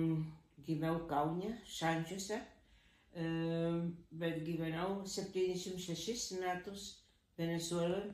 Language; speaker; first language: Lithuanian; early bilingual, heritage; Lithuanian